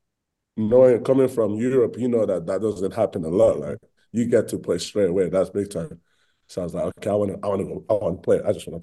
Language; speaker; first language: English; native; English